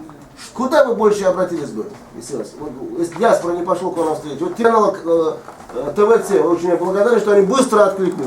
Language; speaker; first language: Russian; non-native, fluent; Tajik